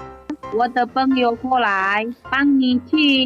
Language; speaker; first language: Chinese; non-native, learner; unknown